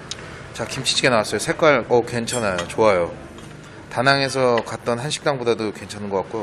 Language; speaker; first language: Korean; native; Korean